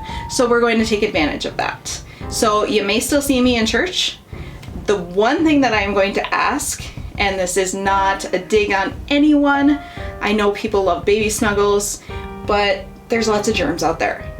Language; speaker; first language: English; native; English